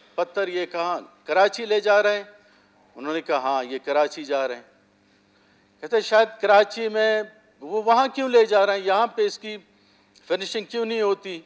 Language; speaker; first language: Urdu; non-native, local second language; Baluchi